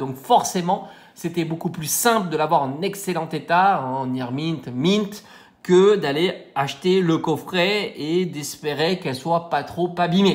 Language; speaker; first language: French; native; French